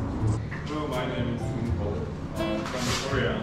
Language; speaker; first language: English; non-native, learner; Korean